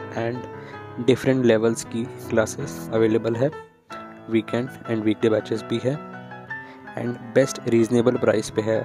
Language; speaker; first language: Hindi; native; Hindi